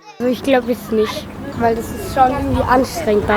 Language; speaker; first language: German; native; German